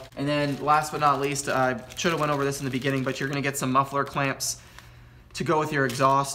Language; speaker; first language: English; native; English